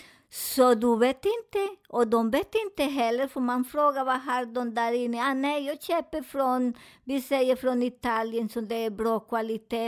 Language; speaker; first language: Swedish; non-native, learner; Spanish